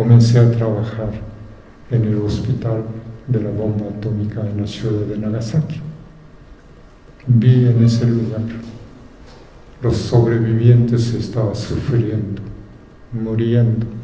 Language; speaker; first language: Spanish; non-native, fluent; Japanese